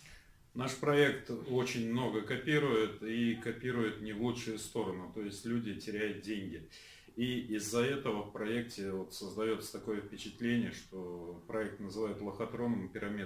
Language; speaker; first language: Russian; native; Russian